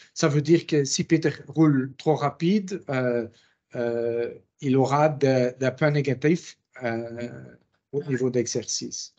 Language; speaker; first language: French; non-native, local second language; Dutch